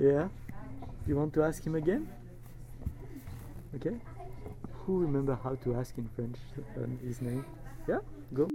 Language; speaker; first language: English; non-native, fluent; French